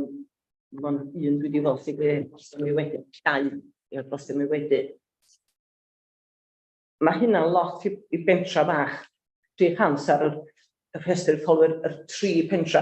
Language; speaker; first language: Welsh; native; Welsh